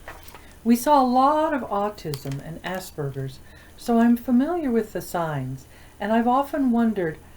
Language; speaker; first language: English; native; English